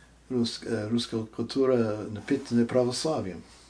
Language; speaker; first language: Russian; non-native, fluent; English